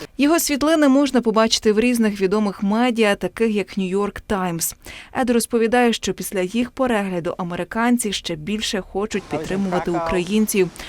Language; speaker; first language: Ukrainian; native; Ukrainian